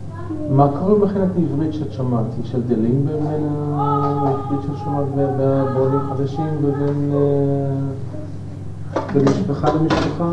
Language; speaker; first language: Hebrew; non-native, fluent; English